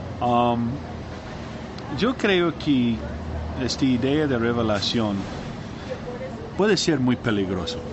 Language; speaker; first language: Spanish; non-native, learner; English